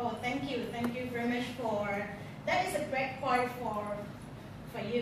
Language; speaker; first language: English; non-native, fluent; Thai